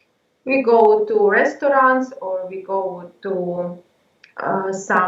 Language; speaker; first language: English; non-native, learner; Ukrainian